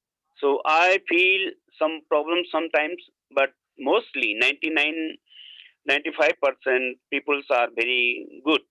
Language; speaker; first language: English; non-native, learner; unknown